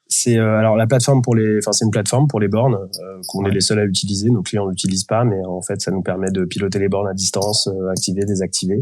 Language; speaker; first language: French; native; French